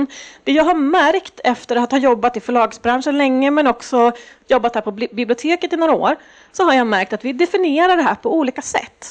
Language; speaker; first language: Swedish; native; Swedish